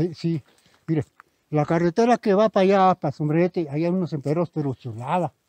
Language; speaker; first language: Spanish; native; Spanish